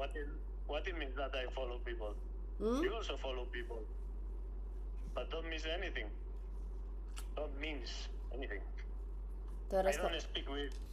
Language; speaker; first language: English; non-native, learner; Spanish